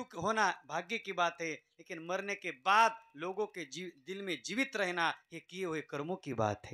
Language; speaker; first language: Hindi; non-native, local second language; Marathi